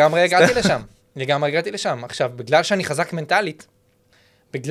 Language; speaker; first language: Hebrew; native; Hebrew